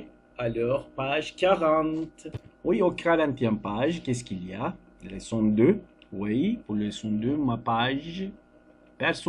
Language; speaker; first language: French; non-native, fluent; Turkish